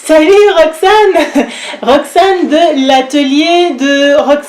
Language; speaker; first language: French; native; French